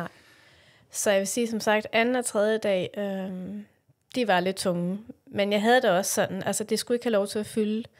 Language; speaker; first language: Danish; native; Danish